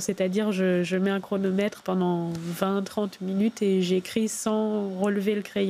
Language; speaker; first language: French; native; French